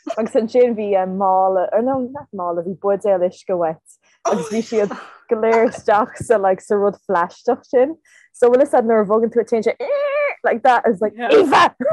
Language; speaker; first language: Irish; non-native, local second language; English